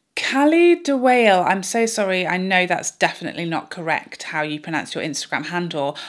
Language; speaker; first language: English; native; English